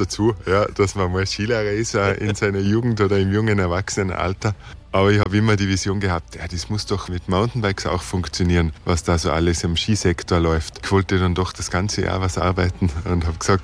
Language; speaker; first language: German; native; German